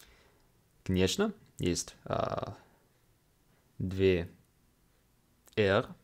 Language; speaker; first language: Russian; non-native, fluent; English